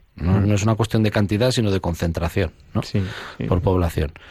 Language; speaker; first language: Spanish; native; Spanish